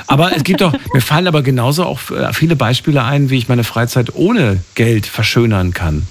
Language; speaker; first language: German; native; German